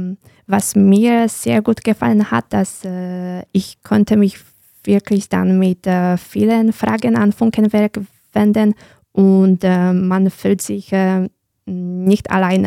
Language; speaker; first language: German; non-native, fluent; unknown